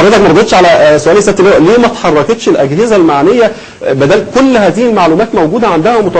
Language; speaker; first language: Arabic; native; Arabic